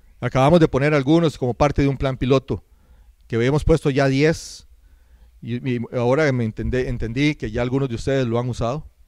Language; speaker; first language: Spanish; native; Spanish